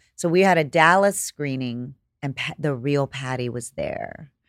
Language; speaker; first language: English; native; English